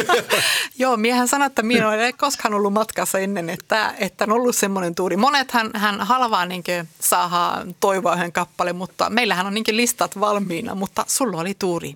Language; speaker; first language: Finnish; early bilingual, heritage; Finnish